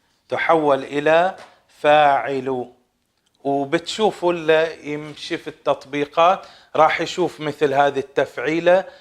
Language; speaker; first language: Arabic; native; Arabic